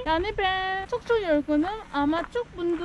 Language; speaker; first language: Turkish; non-native, learner; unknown